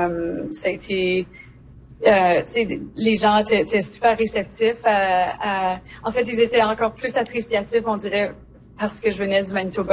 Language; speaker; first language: French; native; French